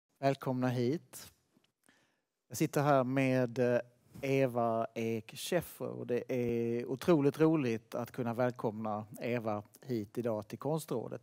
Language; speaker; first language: Swedish; native; Swedish